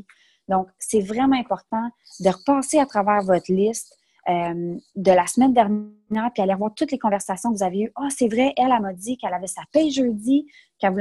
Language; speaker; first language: French; native; French